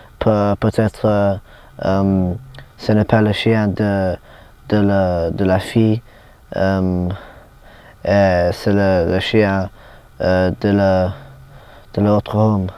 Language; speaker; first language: French; non-native, learner; English